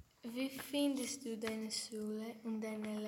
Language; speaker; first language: German; non-native, learner; Greek